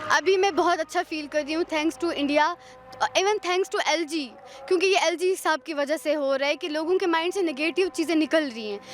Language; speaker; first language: Hindi; non-native, local second language; Pahari-Potwari